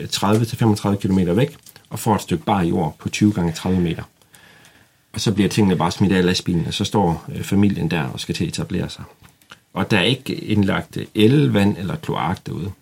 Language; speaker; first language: Danish; native; Danish